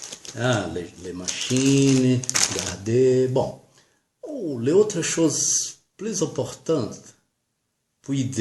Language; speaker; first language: French; non-native, learner; Portuguese